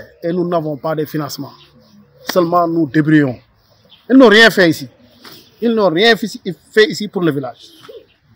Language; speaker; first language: French; non-native, learner; Wolof